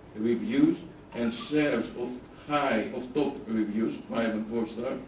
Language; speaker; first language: English; non-native, fluent; Greek